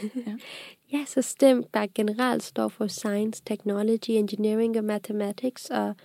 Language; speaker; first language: Danish; non-native, fluent; Urdu